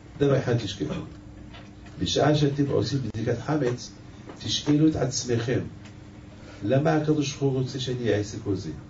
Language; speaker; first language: Hebrew; non-native, fluent; French